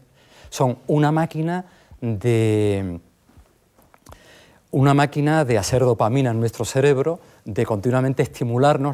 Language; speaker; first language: Spanish; native; Spanish